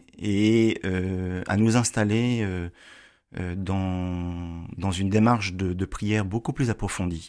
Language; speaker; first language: French; native; French